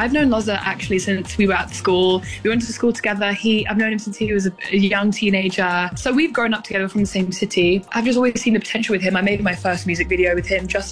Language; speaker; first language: English; native; English